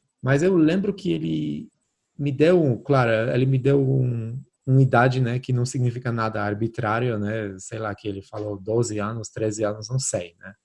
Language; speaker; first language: Portuguese; non-native, fluent; Polish